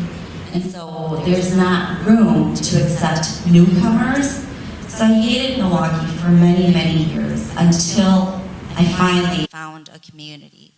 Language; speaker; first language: English; early bilingual, other home language; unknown